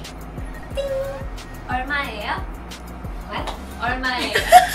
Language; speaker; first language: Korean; non-native, fluent; Filipino